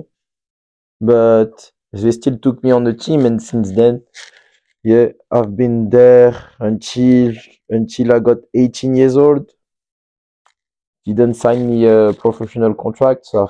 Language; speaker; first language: English; non-native, fluent; French